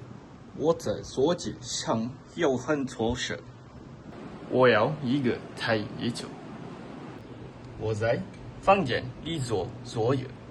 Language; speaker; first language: Chinese; non-native, learner; Malay